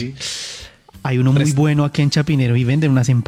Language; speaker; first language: Spanish; native; Spanish